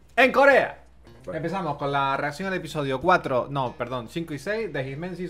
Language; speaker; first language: Spanish; native; Spanish